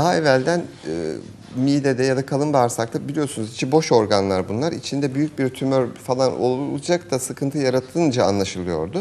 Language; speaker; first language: Turkish; native; Turkish